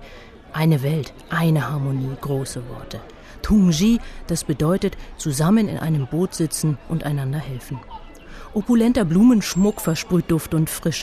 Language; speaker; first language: German; native; German